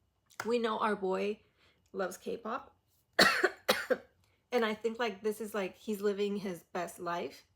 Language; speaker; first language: English; early bilingual, other home language; Spanish